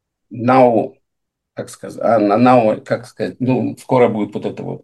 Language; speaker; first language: Russian; native; Russian